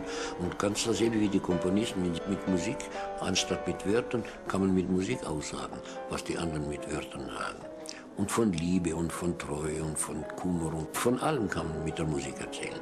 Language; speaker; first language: German; early bilingual, heritage; German